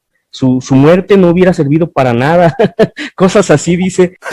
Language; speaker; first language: Spanish; native; Spanish